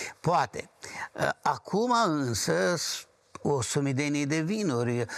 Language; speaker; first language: Romanian; native; Romanian